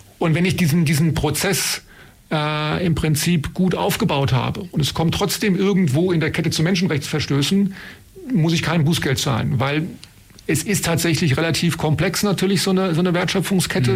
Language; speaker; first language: German; native; German